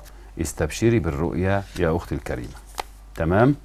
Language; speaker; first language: Arabic; native; Arabic